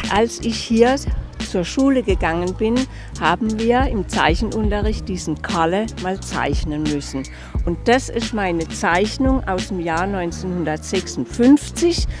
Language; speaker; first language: German; native; German